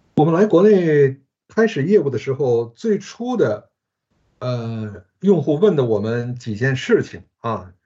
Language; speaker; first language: Chinese; early bilingual, other home language; Japanese